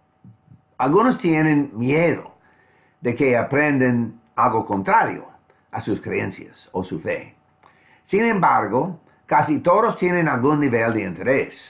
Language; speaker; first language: Spanish; non-native, fluent; English